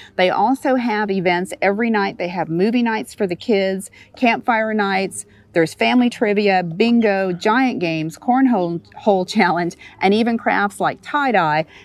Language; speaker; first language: English; native; English